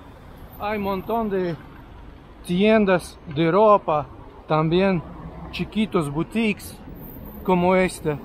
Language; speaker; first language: Spanish; non-native, fluent; Russian